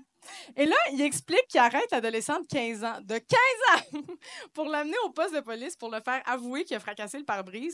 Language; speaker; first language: French; native; French